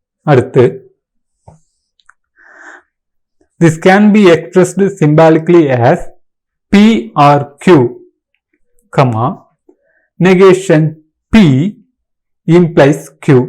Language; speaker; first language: English; non-native, local second language; Tamil